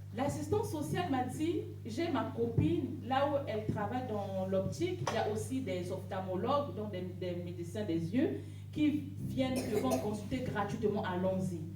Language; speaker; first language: French; non-native, local second language; Lingala